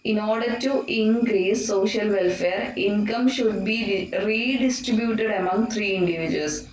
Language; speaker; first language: English; non-native, local second language; Malayalam